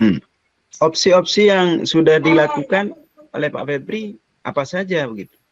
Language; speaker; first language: Indonesian; non-native, local second language; Javanese